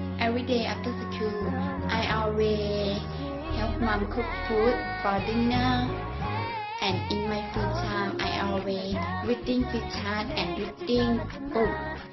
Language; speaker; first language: English; non-native, learner; Thai